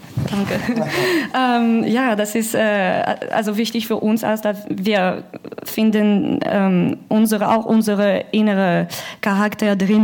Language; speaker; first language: German; non-native, learner; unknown